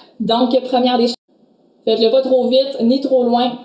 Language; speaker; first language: French; native; French